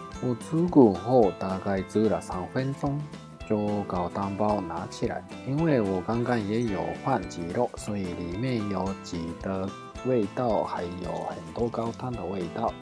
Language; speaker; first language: Chinese; non-native, fluent; Japanese